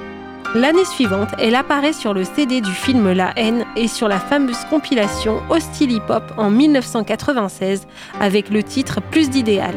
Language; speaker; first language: French; native; French